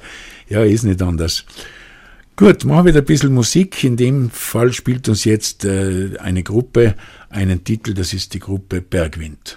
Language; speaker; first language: German; native; German